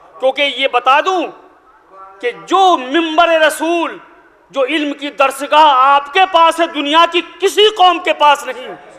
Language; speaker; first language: Urdu; native; Urdu